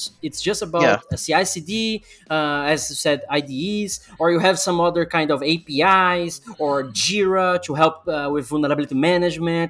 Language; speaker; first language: English; non-native, fluent; Portuguese